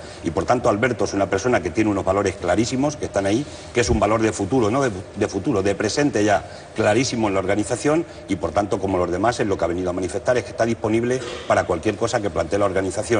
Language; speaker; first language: Spanish; native; Spanish